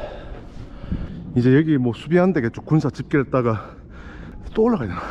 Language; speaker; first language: Korean; native; Korean